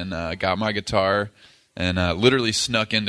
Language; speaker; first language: English; native; English